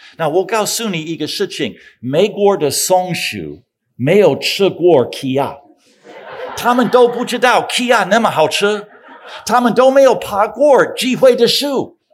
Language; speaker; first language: Chinese; non-native, fluent; English